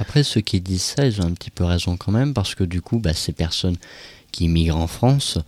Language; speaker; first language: French; native; French